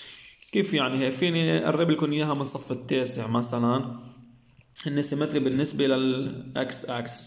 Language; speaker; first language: Arabic; native; Arabic